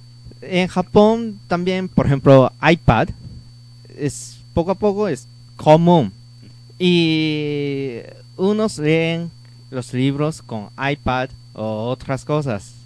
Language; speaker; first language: Spanish; non-native, learner; Japanese